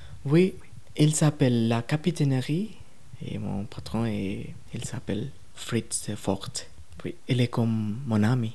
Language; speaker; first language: French; non-native, fluent; Tamil